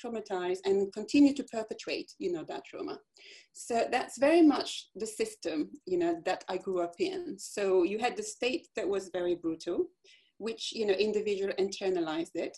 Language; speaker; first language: English; non-native, fluent; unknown